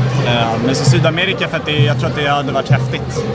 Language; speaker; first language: Swedish; native; Swedish